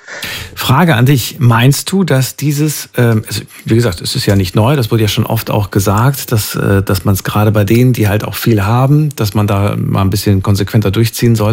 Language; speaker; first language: German; native; German